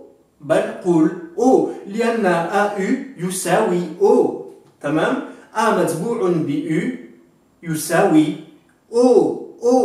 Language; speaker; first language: Arabic; non-native, fluent; French